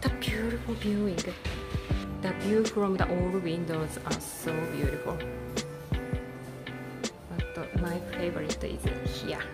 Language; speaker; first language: English; non-native, learner; Japanese